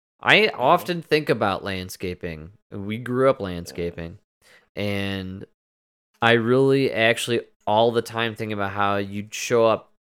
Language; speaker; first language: English; native; English